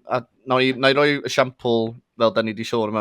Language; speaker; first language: Welsh; native; Welsh